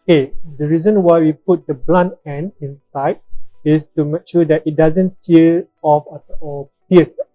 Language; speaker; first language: English; non-native, local second language; Malay